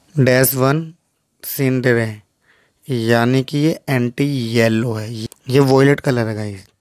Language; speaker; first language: Hindi; native; Hindi